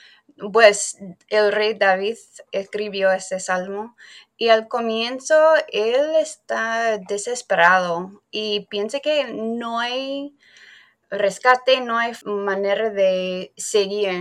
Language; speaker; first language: Spanish; non-native, fluent; English